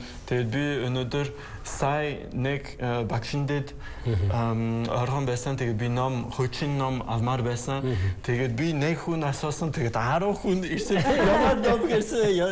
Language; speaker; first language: Mongolian; non-native, learner; French